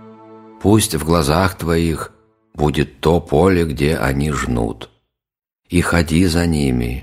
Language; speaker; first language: Russian; native; Russian